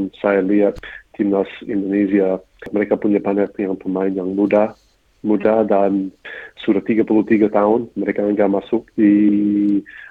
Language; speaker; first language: Indonesian; non-native, fluent; English